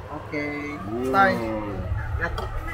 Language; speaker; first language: English; non-native, local second language; Filipino